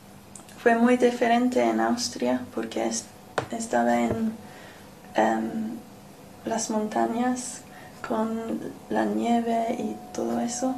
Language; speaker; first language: Spanish; non-native, learner; English